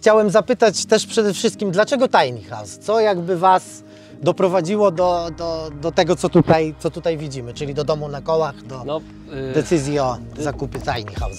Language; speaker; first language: Polish; native; Polish